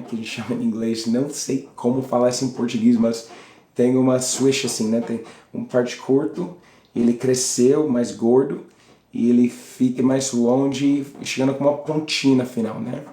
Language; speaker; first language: Portuguese; non-native, learner; English